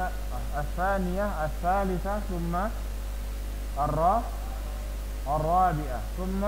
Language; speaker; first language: Arabic; non-native, fluent; Indonesian